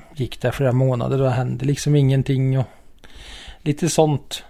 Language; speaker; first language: Swedish; native; Swedish